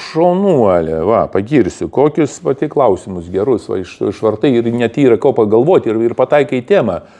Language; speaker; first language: Lithuanian; native; Lithuanian